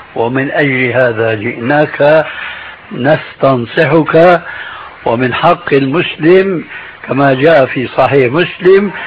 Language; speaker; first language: Arabic; early bilingual, other home language; Albanian